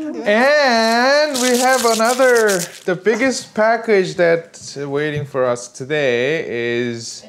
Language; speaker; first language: English; non-native, fluent; Korean